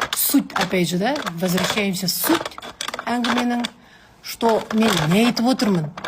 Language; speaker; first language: Russian; non-native, local second language; Kazakh